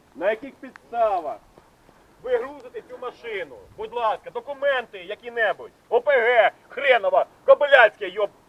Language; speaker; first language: Ukrainian; native; Ukrainian